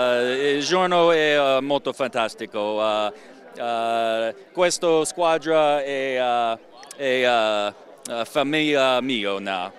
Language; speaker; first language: Italian; non-native, learner; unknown